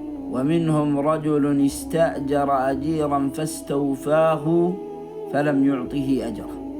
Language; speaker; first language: Arabic; native; Arabic